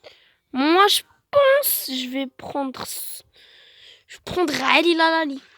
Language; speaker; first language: French; native; French